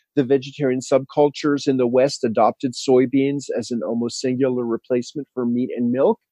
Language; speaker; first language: English; native; English